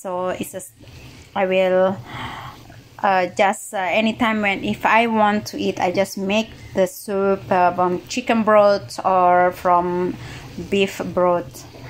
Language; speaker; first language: English; non-native, learner; Indonesian